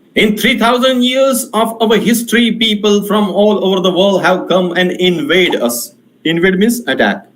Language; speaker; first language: English; non-native, local second language; Marathi